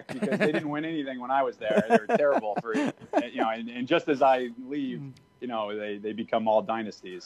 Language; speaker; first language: English; native; English